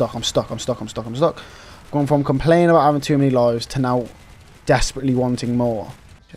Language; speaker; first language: English; native; English